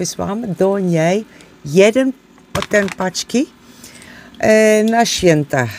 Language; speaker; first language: Polish; non-native, learner; Dutch